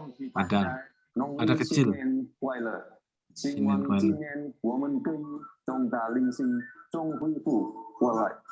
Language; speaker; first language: Chinese; non-native, learner; Indonesian